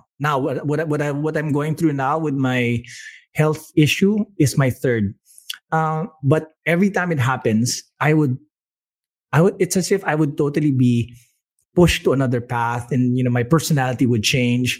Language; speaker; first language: English; non-native, local second language; Filipino